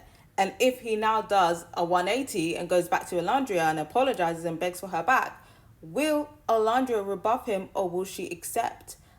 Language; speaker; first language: English; native; English